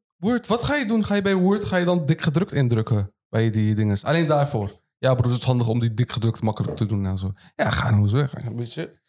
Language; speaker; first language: Dutch; early bilingual, other home language; Turkish